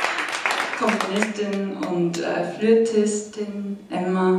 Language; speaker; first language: German; non-native, fluent; Korean